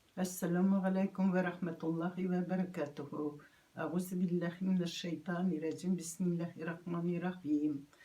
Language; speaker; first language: Tatar; native; Tatar